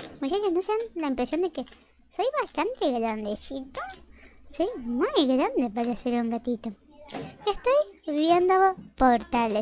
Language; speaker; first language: Spanish; native; Spanish